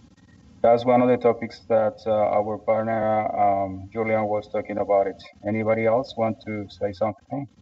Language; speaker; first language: English; non-native, learner; Spanish